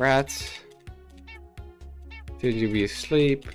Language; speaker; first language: English; non-native, fluent; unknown